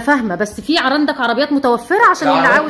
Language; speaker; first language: Arabic; native; Arabic